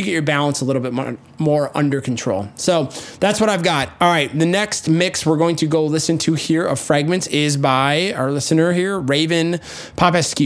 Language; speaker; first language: English; native; English